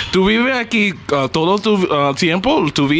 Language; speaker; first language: Spanish; non-native, learner; English